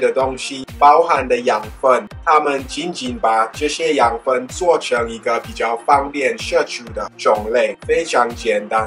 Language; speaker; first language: Chinese; non-native, fluent; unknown